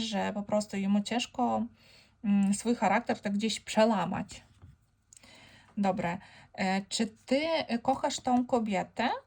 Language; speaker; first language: Polish; non-native, fluent; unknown